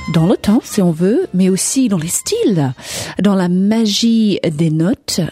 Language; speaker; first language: French; non-native, fluent; English